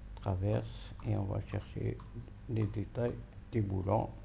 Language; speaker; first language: French; non-native, local second language; Arabic